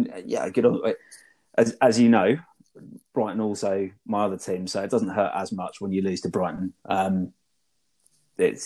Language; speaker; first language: English; native; English